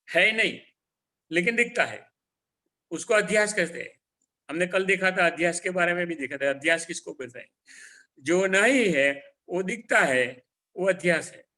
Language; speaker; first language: Hindi; non-native, local second language; Gujarati